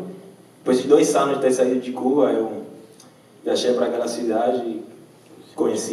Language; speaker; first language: Portuguese; non-native, fluent; Spanish